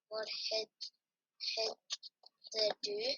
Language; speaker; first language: Swedish; non-native, learner; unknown